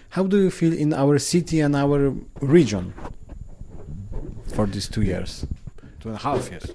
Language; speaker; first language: English; non-native, learner; Polish